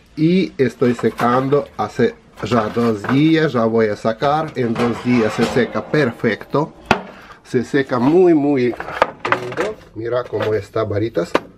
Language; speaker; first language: Spanish; non-native, learner; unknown